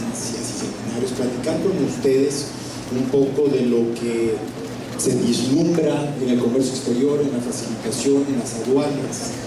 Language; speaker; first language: Spanish; native; Spanish